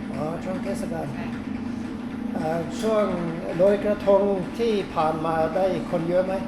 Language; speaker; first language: Thai; non-native, fluent; Norwegian